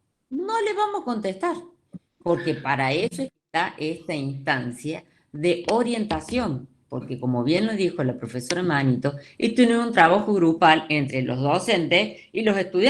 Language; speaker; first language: Spanish; native; Spanish